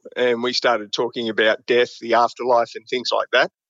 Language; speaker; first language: English; native; English